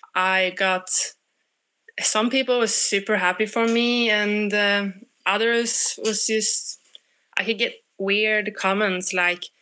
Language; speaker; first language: English; non-native, fluent; Swedish